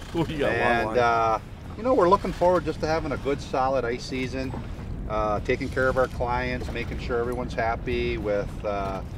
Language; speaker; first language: English; native; English